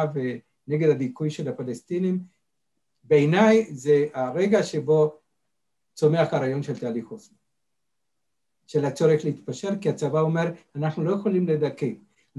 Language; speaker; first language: Hebrew; non-native, fluent; Spanish